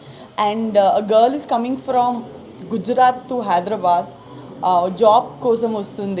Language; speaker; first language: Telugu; non-native, learner; Gujarati